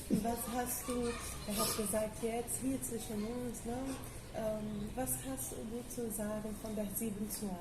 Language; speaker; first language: German; non-native, fluent; Portuguese